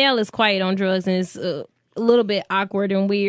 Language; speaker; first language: English; native; English